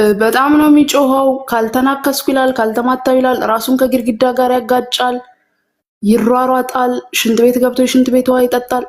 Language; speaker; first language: Amharic; native; Amharic